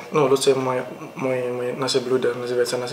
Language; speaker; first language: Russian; non-native, learner; Indonesian